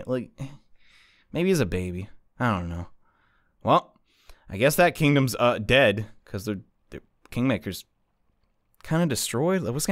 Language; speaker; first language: English; native; English